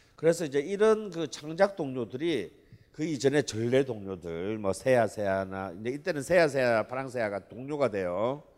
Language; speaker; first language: Korean; native; Korean